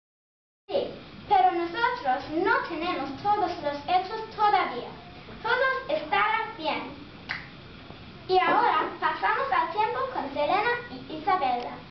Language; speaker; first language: Spanish; non-native, learner; English